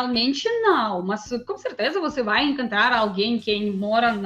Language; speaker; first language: Portuguese; non-native, fluent; Russian